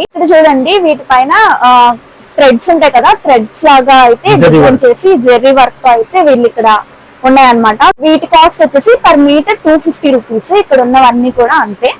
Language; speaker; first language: Telugu; native; Telugu